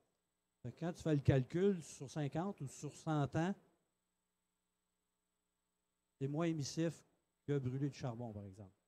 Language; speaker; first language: French; native; French